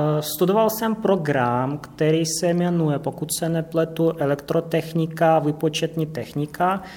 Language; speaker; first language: Czech; non-native, fluent; Russian